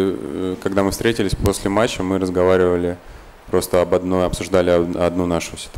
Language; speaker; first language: Russian; native; Russian